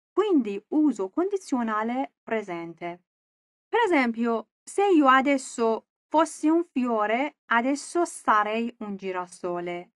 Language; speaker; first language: Italian; non-native, fluent; Persian